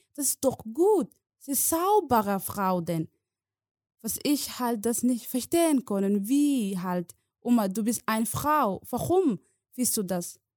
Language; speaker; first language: German; non-native, learner; Somali